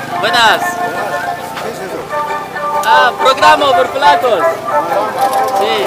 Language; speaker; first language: Spanish; non-native, learner; Polish